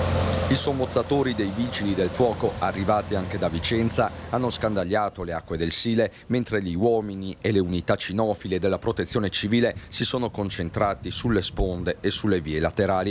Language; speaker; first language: Italian; native; Italian